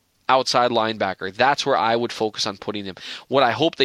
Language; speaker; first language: English; native; English